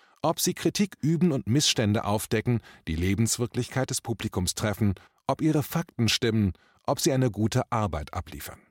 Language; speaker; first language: German; native; German